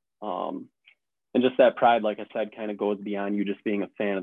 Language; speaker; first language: English; native; English